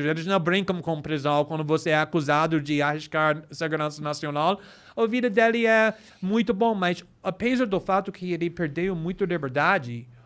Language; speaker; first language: Portuguese; non-native, fluent; English